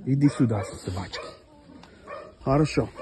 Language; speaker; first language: Russian; non-native, learner; English